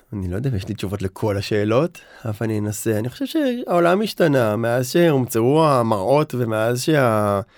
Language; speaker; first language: Hebrew; native; Hebrew